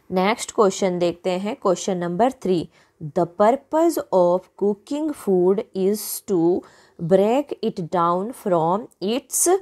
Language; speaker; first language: Hindi; native; Hindi